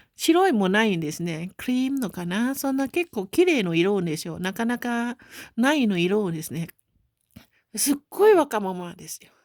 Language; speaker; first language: Japanese; non-native, learner; Thai